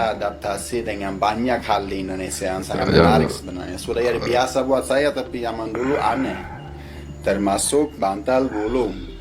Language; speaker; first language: Indonesian; non-native, fluent; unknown